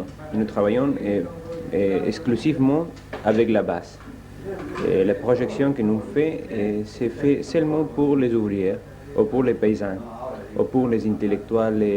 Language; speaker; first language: French; non-native, learner; Spanish